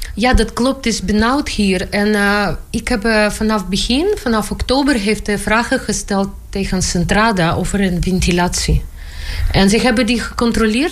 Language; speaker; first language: Dutch; non-native, learner; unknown